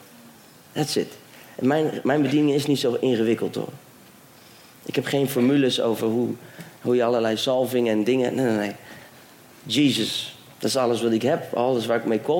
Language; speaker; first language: Dutch; native; Dutch